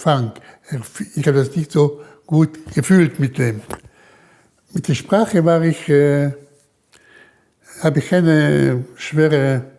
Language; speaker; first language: German; early bilingual, heritage; German